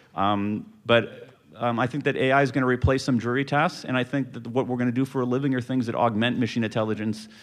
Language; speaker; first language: English; native; English